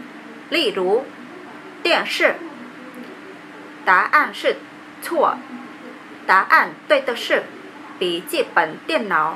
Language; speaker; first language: Chinese; non-native, learner; Vietnamese